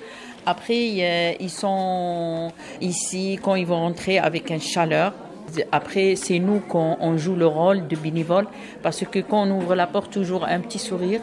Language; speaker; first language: French; non-native, fluent; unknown